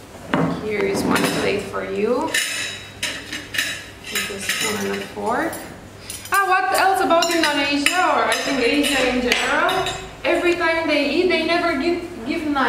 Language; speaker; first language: English; non-native, fluent; Romanian